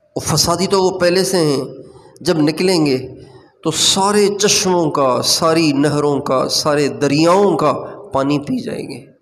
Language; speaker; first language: Urdu; non-native, local second language; Sindhi